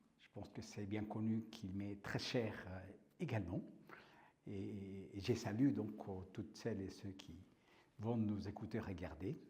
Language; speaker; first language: French; non-native, fluent; Spanish